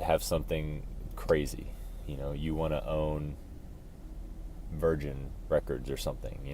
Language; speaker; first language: English; native; English